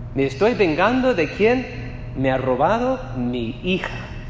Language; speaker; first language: Spanish; non-native, fluent; English